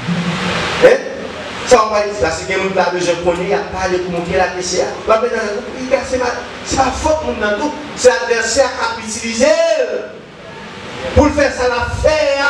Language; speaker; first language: French; non-native, learner; Haitian Creole